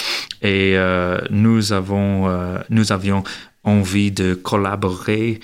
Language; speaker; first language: French; non-native, learner; English